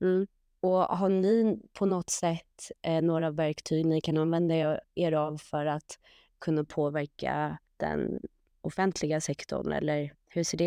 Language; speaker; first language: Swedish; native; Swedish